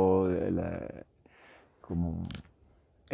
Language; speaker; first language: French; non-native, learner; Spanish